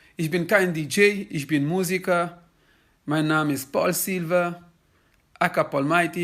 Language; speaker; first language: German; non-native, fluent; Kabuverdianu